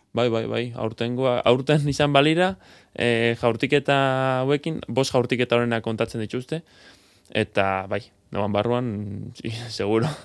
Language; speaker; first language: Basque; native; Basque